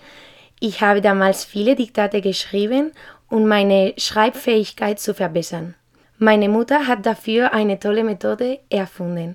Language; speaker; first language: German; non-native, fluent; Spanish